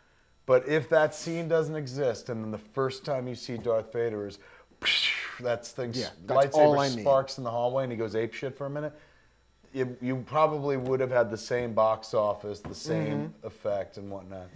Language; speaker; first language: English; native; English